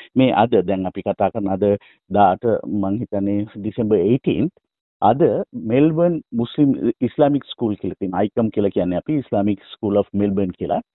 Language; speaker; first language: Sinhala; non-native, local second language; Tamil